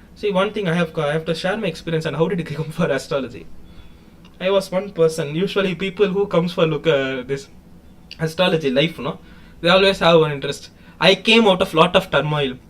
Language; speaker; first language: English; non-native, local second language; Tamil